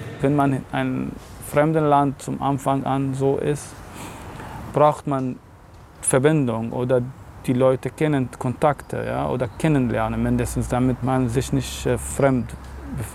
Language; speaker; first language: German; non-native, learner; Arabic